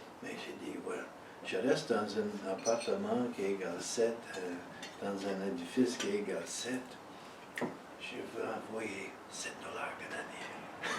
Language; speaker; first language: French; early bilingual, heritage; French